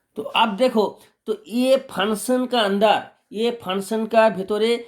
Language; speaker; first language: Hindi; non-native, local second language; Bangla